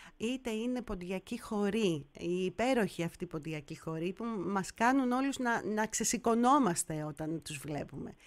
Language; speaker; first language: Greek; native; Greek